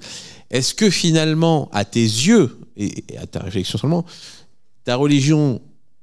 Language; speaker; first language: French; native; French